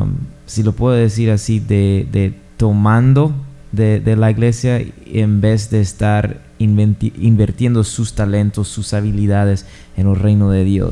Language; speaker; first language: Spanish; non-native, fluent; English